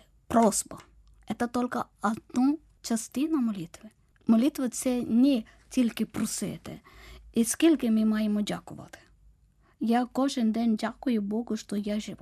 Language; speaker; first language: Ukrainian; non-native, learner; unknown